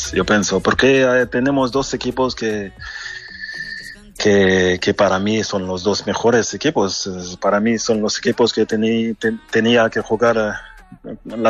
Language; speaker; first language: Spanish; non-native, fluent; French